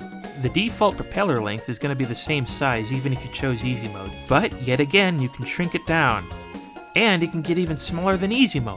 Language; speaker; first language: English; native; English